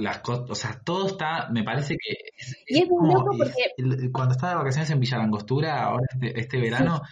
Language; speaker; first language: Spanish; native; Spanish